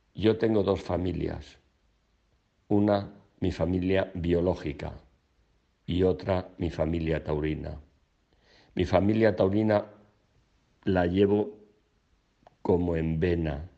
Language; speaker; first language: Spanish; native; Spanish